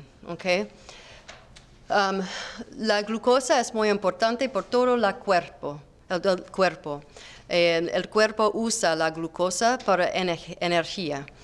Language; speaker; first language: Spanish; non-native, learner; English